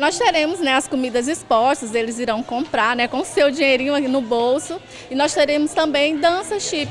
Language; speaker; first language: Portuguese; native; Portuguese